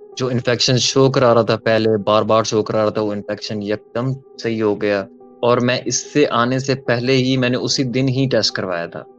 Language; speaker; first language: Urdu; early bilingual, heritage; Urdu